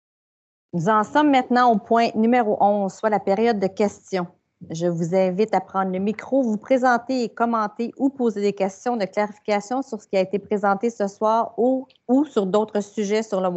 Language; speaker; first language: French; native; French